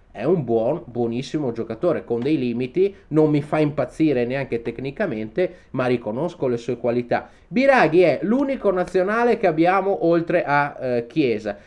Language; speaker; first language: Italian; native; Italian